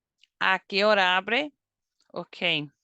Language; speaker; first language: Spanish; non-native, fluent; English